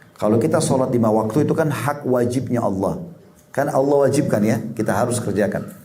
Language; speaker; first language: Indonesian; native; Indonesian